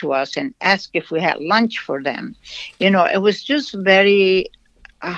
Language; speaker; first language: English; non-native, fluent; Portuguese